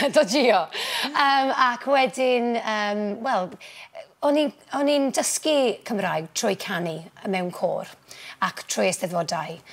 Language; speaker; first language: Welsh; non-native, local second language; English